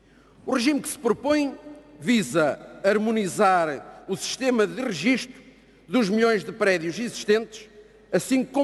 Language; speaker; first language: Portuguese; native; Portuguese